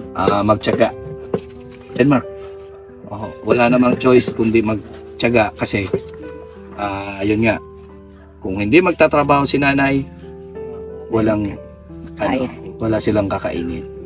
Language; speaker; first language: Filipino; native; Filipino